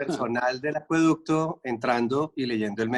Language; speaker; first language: Spanish; native; Spanish